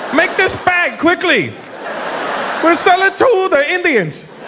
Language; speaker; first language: English; native; English